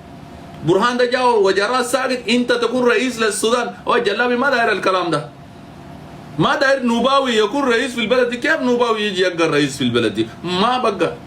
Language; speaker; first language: Arabic; native; Arabic